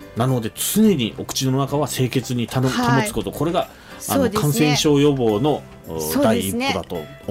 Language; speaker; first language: Japanese; native; Japanese